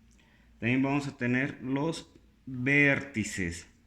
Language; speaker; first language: Spanish; native; Spanish